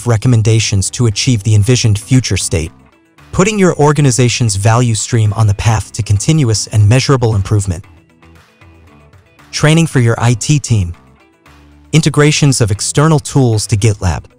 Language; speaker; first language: English; non-native, fluent; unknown